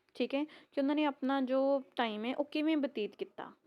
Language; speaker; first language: Hindi; non-native, local second language; Punjabi